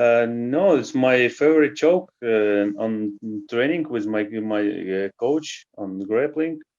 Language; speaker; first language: English; non-native, learner; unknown